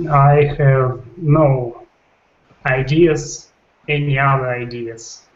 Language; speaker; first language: English; non-native, learner; Russian